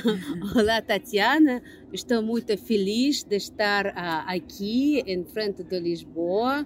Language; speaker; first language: Portuguese; non-native, learner; English